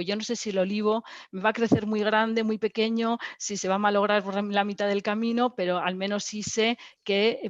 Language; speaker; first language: Spanish; native; Spanish